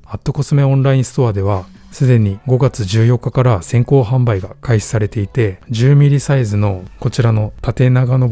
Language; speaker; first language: Japanese; native; Japanese